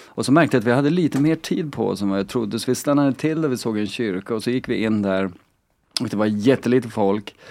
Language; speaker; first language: Swedish; native; Swedish